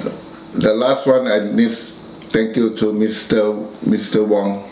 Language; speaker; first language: English; non-native, learner; Thai